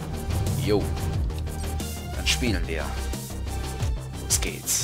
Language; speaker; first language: German; native; German